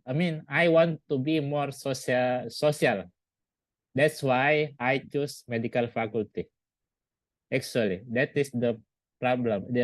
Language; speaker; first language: English; non-native, learner; Indonesian